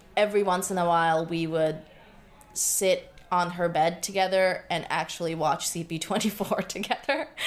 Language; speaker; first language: English; non-native, local second language; Bangla